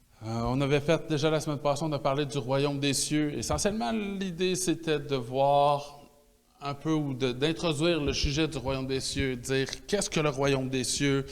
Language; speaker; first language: French; native; French